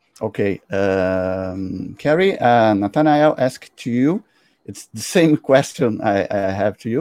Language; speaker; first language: English; non-native, learner; Portuguese